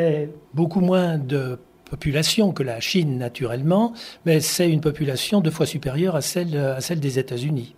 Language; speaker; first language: French; native; French